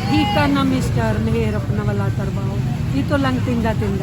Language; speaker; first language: Filipino; non-native, learner; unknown